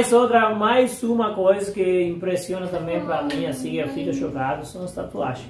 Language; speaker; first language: Portuguese; non-native, fluent; Spanish